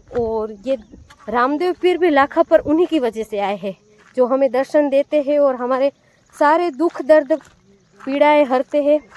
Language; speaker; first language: Hindi; non-native, local second language; Gujarati